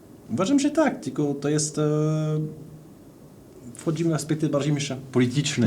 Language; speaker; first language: Polish; non-native, fluent; French